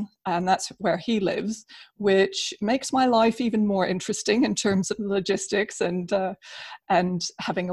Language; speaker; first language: English; native; English